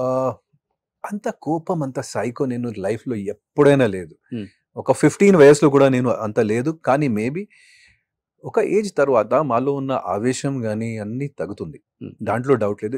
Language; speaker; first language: Telugu; non-native, fluent; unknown